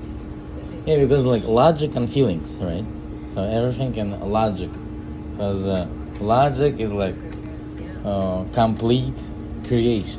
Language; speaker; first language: English; non-native, fluent; Russian